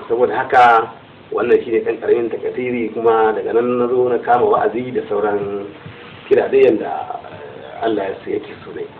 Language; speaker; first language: Hausa; non-native, local second language; Fula